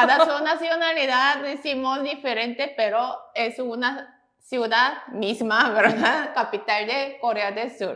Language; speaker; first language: Spanish; non-native, fluent; Korean